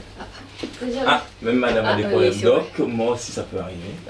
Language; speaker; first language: French; native; French